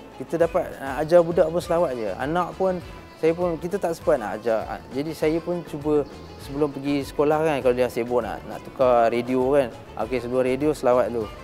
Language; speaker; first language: Malay; native; Malay